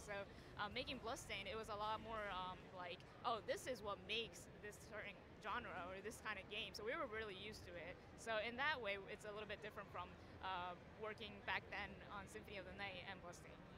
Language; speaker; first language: English; non-native, fluent; Japanese